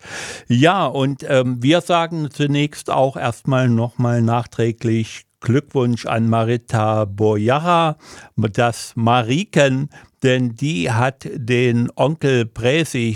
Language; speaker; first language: German; native; German